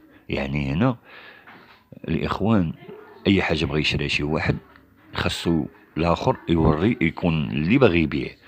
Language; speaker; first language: Arabic; native; Arabic